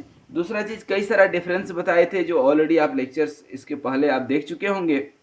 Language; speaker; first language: Hindi; native; Hindi